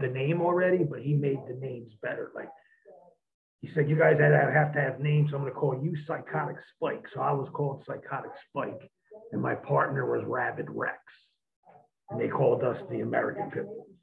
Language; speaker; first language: English; native; English